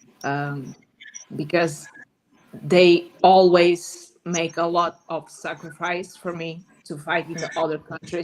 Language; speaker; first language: English; non-native, learner; Portuguese